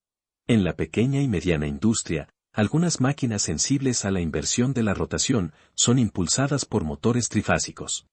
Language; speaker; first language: Spanish; native; Spanish